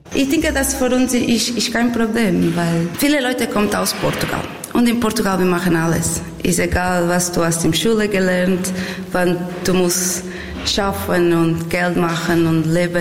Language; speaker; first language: German; non-native, learner; Portuguese